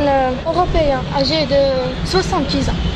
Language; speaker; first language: French; non-native, local second language; Arabic